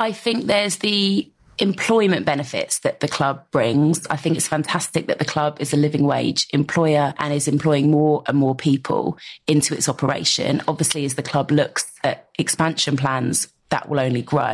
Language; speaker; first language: English; native; English